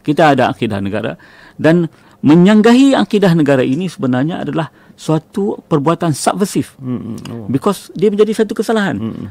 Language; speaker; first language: Malay; native; Malay